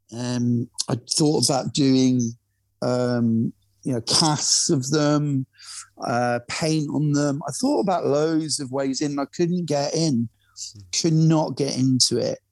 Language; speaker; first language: English; native; English